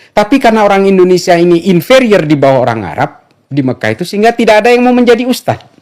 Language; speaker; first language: Indonesian; non-native, local second language; Madurese